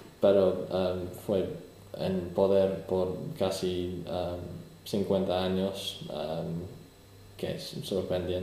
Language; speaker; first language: Spanish; non-native, learner; English